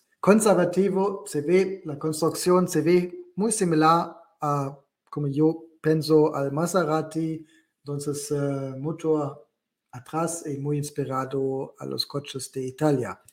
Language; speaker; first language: Spanish; non-native, learner; German